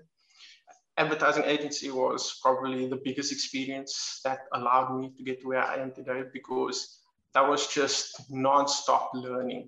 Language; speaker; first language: English; native; English